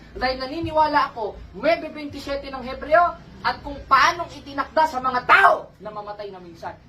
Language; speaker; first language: Filipino; native; Filipino